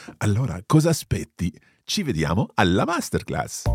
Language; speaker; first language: Italian; non-native, fluent; English